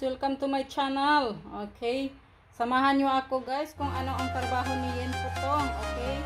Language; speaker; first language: Filipino; non-native, local second language; Cebuano